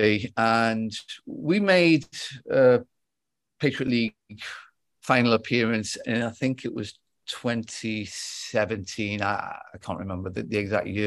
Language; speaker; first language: English; native; English